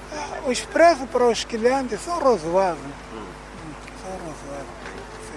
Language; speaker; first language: Portuguese; non-native, local second language; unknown